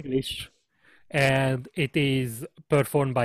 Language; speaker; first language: English; non-native, fluent; Hungarian